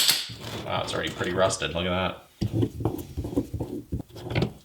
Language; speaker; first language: English; native; English